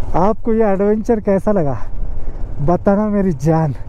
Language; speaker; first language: Hindi; non-native, local second language; Marathi